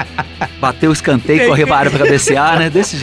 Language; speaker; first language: Portuguese; native; Portuguese